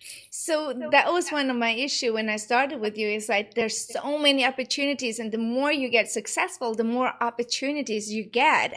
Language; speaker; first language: English; non-native, fluent; Norwegian